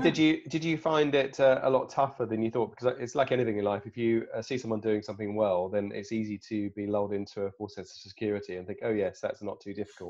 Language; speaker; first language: English; native; English